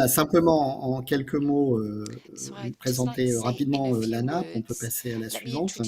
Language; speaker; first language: French; native; French